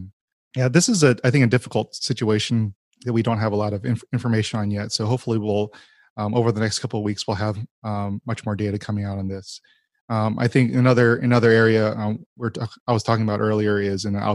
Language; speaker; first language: English; native; English